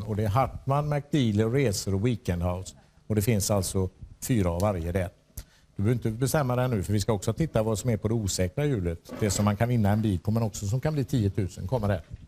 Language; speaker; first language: Swedish; native; Swedish